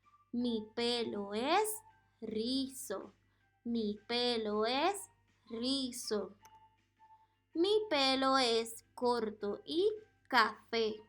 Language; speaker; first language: Spanish; non-native, fluent; English